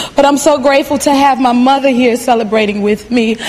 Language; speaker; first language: English; native; English